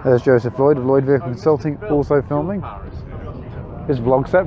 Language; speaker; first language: English; native; English